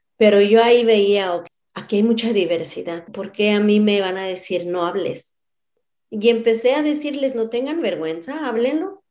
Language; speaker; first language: Spanish; non-native, local second language; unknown